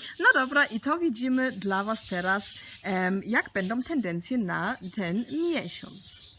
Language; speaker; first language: Polish; early bilingual, heritage; Polish